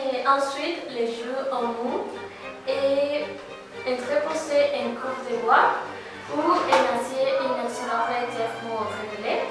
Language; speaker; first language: French; non-native, learner; Spanish